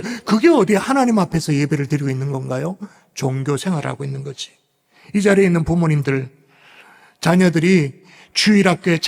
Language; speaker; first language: Korean; native; Korean